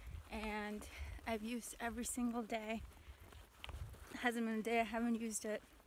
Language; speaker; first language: English; early bilingual, other home language; Spanish